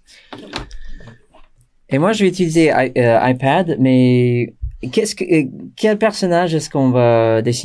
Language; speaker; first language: French; non-native, fluent; English